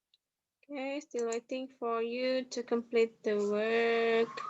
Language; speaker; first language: English; non-native, fluent; Indonesian